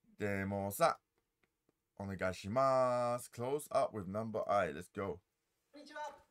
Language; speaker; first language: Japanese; non-native, learner; English